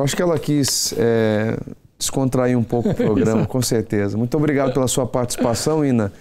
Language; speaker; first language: Portuguese; native; Portuguese